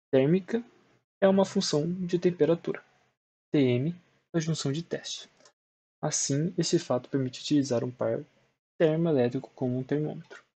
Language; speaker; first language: Portuguese; native; Portuguese